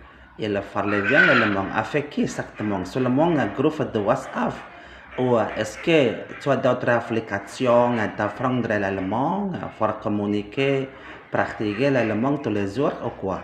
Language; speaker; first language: French; non-native, learner; Indonesian